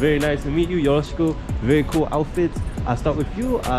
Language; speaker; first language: English; native; English